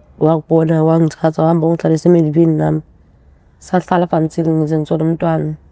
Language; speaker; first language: Zulu; early bilingual, other home language; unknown